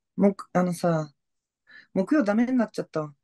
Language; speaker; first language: Japanese; native; Japanese